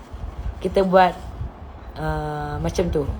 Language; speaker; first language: Malay; native; Malay